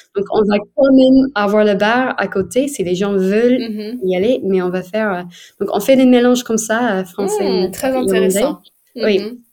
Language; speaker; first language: French; non-native, fluent; English